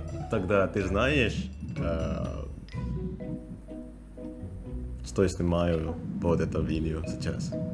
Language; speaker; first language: Russian; non-native, learner; Indonesian